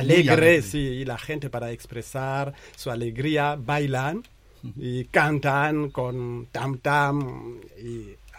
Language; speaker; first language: Spanish; non-native, fluent; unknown